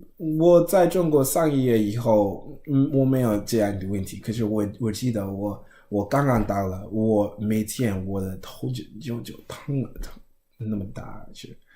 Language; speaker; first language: Chinese; non-native, learner; English